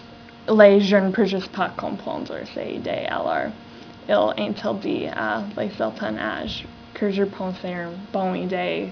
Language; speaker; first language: French; non-native, learner; English